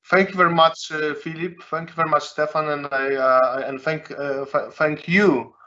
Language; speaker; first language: English; non-native, fluent; Polish